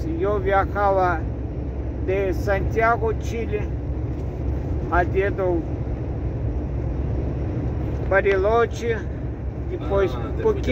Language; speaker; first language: Spanish; non-native, learner; Russian